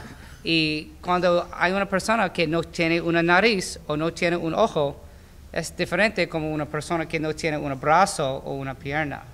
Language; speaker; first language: Spanish; non-native, learner; English